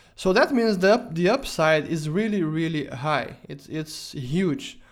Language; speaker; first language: English; non-native, fluent; Portuguese